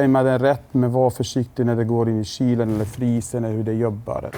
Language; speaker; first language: Swedish; non-native, fluent; Bosnian